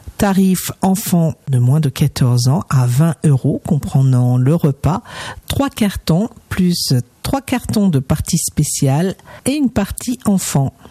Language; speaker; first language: French; native; French